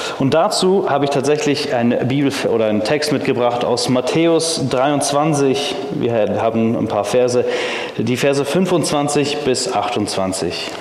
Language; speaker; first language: German; early bilingual, heritage; German